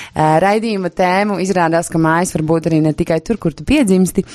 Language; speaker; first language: Latvian; native; Latvian